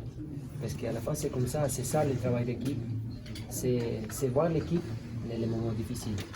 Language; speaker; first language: French; non-native, learner; Spanish